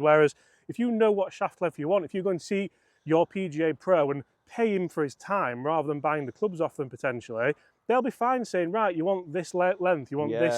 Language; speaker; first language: English; native; English